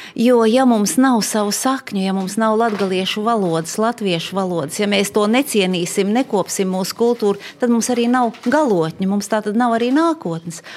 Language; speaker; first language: Latvian; native; Latvian